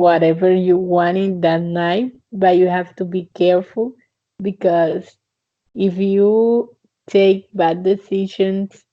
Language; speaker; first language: English; non-native, fluent; Spanish